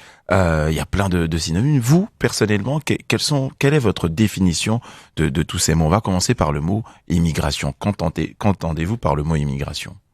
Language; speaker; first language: French; native; French